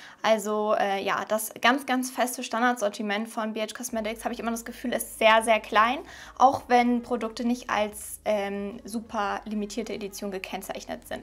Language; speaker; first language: German; native; German